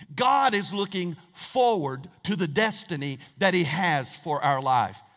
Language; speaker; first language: English; native; English